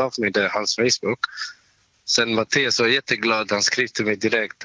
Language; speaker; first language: Swedish; non-native, learner; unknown